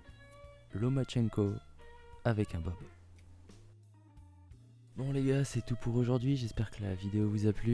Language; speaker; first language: French; native; French